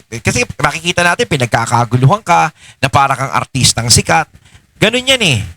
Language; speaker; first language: Filipino; native; Filipino